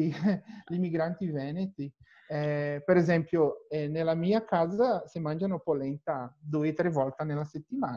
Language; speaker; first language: Italian; non-native, learner; Portuguese